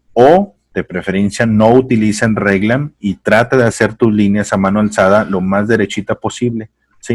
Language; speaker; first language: Spanish; native; Spanish